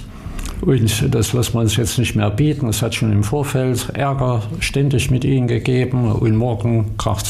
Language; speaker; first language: German; native; German